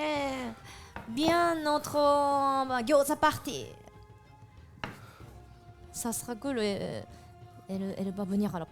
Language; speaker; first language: French; non-native, fluent; Japanese